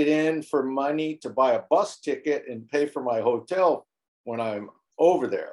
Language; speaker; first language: English; native; English